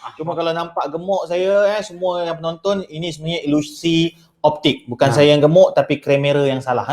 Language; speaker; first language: Malay; native; Malay